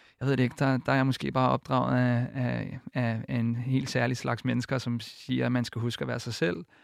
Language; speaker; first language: Danish; early bilingual, other home language; Icelandic